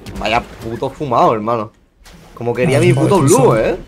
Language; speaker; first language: Spanish; native; Spanish